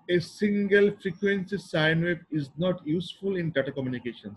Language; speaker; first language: English; non-native, local second language; Bangla